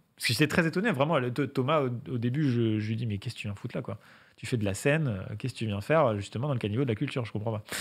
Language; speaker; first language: French; native; French